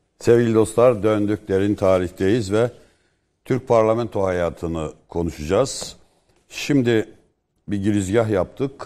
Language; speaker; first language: Turkish; native; Turkish